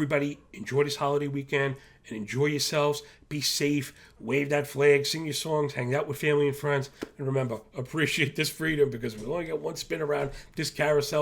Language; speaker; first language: English; native; English